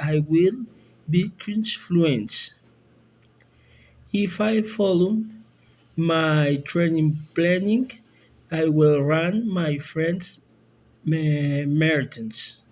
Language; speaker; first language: English; non-native, learner; Spanish